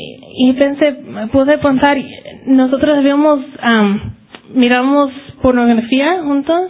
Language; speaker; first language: Spanish; early bilingual, heritage; Spanish